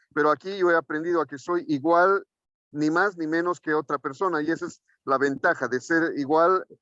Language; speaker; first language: Spanish; native; Spanish